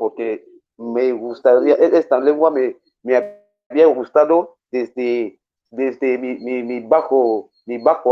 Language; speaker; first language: Spanish; non-native, learner; French